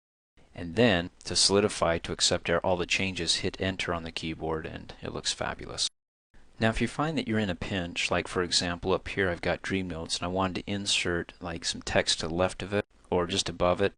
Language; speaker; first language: English; native; English